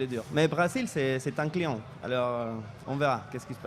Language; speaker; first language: French; non-native, fluent; Spanish